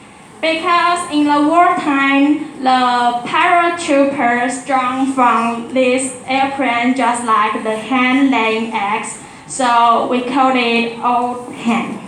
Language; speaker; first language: English; non-native, learner; Chinese